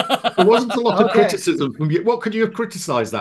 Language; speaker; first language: English; native; English